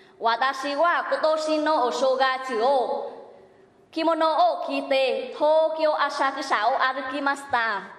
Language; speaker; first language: Japanese; non-native, fluent; Vietnamese